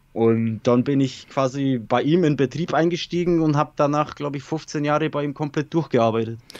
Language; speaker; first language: German; early bilingual, other home language; Polish